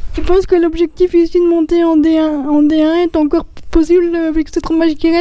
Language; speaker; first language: French; native; French